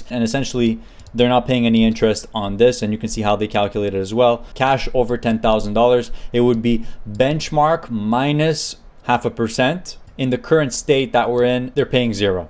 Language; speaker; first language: English; native; English